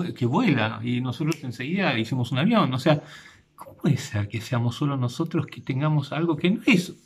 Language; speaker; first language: Spanish; native; Spanish